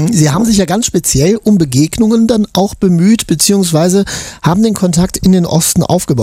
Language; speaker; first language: German; native; German